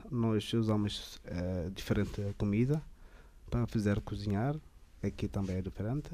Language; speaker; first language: Portuguese; non-native, learner; Tigrinya